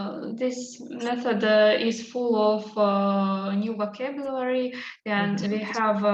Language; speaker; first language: English; non-native, learner; Russian